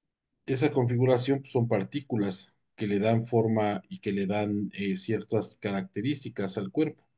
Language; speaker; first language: Spanish; native; Spanish